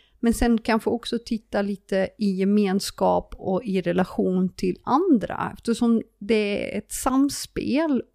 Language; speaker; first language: Swedish; non-native, fluent; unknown